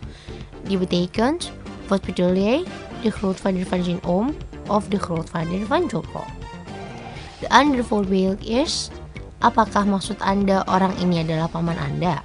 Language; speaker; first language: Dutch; non-native, learner; Indonesian